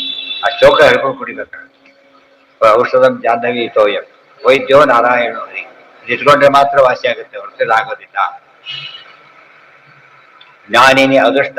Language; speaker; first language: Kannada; native; Kannada